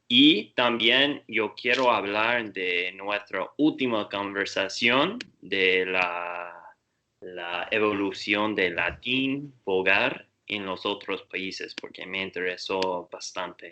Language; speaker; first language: Spanish; non-native, learner; English